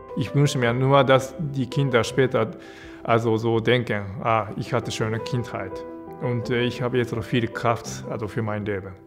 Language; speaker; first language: German; non-native, fluent; Japanese